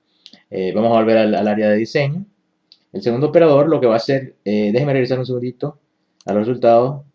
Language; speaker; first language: Spanish; native; Spanish